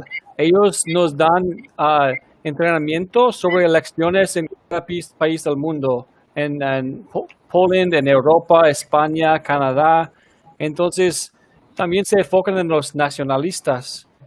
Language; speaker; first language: Spanish; non-native, fluent; English